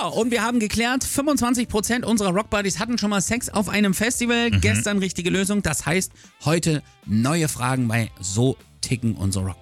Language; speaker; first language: German; native; German